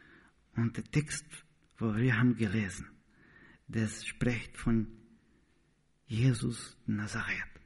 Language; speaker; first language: German; non-native, learner; Portuguese